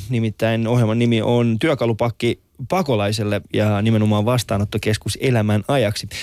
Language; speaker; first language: Finnish; early bilingual, other home language; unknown